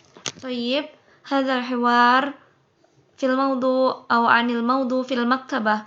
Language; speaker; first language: Arabic; non-native, fluent; Indonesian